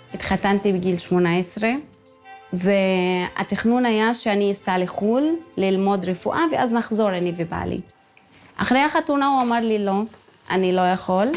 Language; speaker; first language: Hebrew; non-native, local second language; Arabic